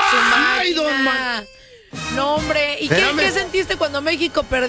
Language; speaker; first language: Spanish; native; Spanish